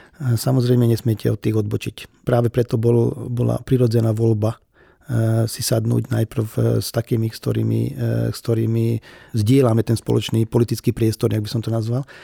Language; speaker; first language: Slovak; non-native, local second language; Hungarian